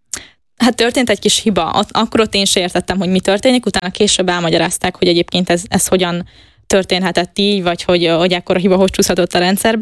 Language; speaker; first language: Hungarian; native; Hungarian